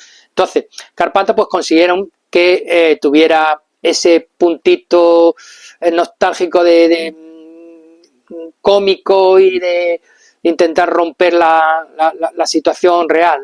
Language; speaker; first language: Spanish; native; Spanish